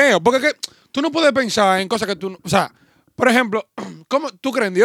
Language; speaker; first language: Spanish; native; Spanish